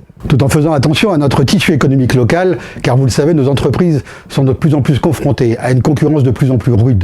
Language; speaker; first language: French; native; French